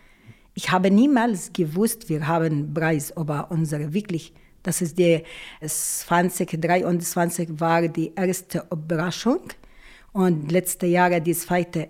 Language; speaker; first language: German; non-native, local second language; Arabic